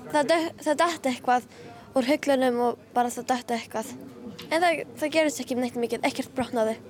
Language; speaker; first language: Icelandic; early bilingual, other home language; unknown